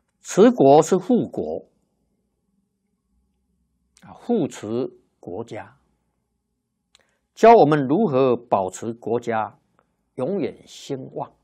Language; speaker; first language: Chinese; native; Chinese